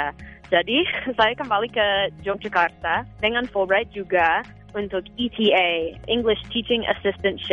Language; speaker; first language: Indonesian; non-native, fluent; English